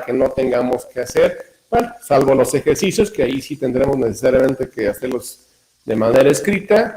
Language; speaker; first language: Spanish; native; Spanish